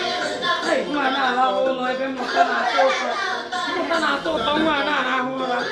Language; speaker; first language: Igbo; native; Igbo